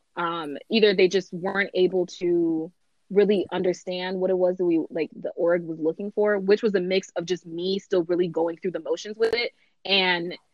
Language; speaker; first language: English; native; English